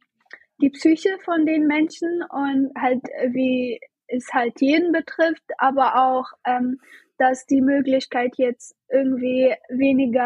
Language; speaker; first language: German; non-native, fluent; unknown